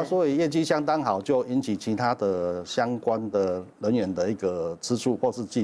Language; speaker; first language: Chinese; native; Chinese